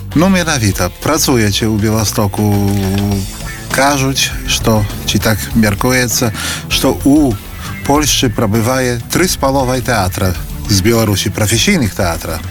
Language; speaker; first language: Belarusian; native; Belarusian